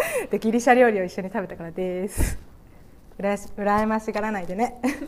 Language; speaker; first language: Japanese; native; Japanese